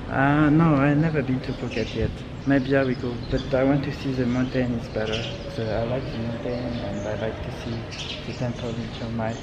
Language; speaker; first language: English; non-native, fluent; French